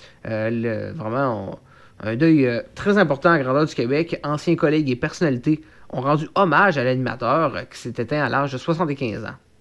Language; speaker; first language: French; native; French